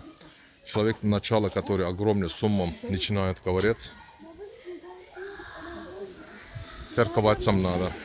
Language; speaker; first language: Russian; non-native, learner; Turkish